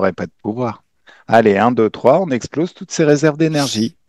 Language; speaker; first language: French; native; French